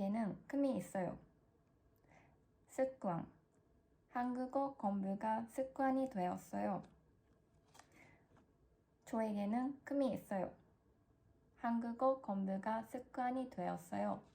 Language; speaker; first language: Korean; non-native, learner; Japanese